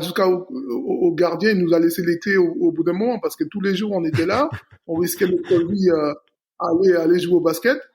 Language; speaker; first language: French; native; French